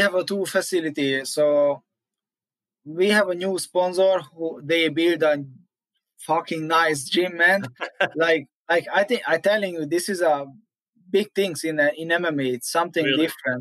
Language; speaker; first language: English; non-native, learner; Hungarian